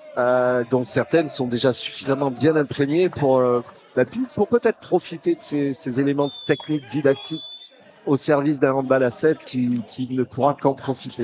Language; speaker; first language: French; native; French